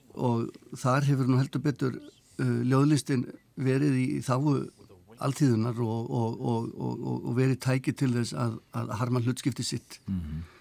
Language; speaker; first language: Icelandic; native; Icelandic